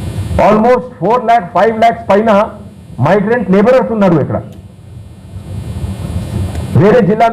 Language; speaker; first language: Telugu; non-native, fluent; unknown